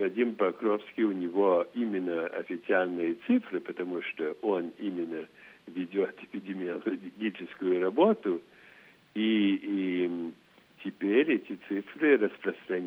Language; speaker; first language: Russian; non-native, fluent; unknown